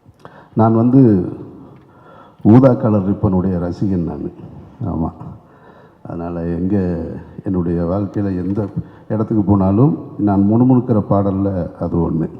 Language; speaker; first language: Tamil; native; Tamil